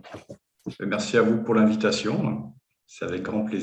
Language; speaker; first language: French; native; French